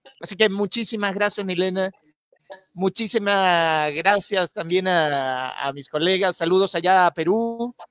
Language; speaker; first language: Spanish; native; Spanish